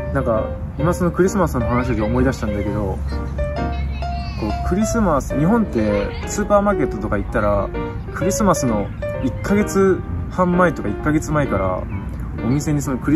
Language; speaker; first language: Japanese; native; Japanese